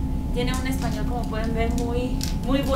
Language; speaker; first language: Spanish; native; Spanish